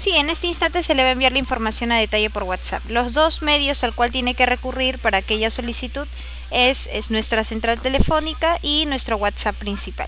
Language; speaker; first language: Spanish; native; Spanish